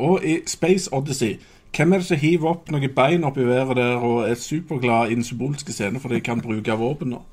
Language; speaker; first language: Norwegian; native; Norwegian